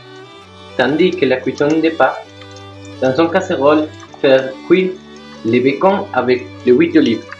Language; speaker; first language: French; non-native, learner; Spanish